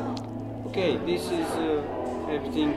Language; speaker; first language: English; non-native, learner; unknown